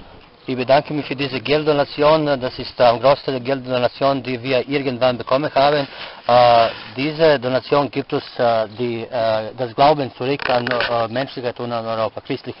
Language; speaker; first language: German; non-native, fluent; Serbian